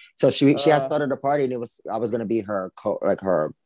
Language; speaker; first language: English; early bilingual, other home language; Spanish